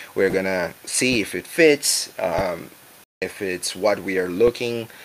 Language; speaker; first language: English; non-native, fluent; Portuguese